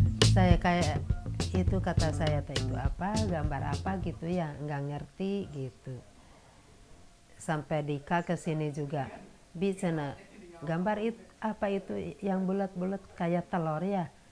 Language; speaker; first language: Indonesian; non-native, local second language; Sundanese